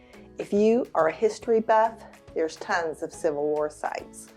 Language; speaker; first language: English; native; English